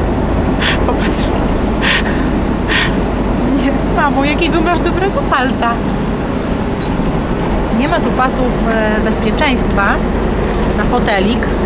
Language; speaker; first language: Polish; native; Polish